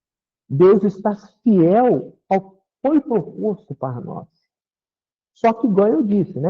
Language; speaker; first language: Portuguese; native; Portuguese